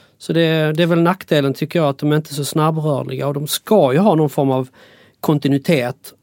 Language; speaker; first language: Swedish; native; Swedish